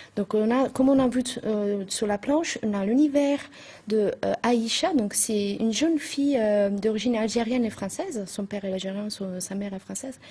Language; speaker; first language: French; non-native, fluent; Italian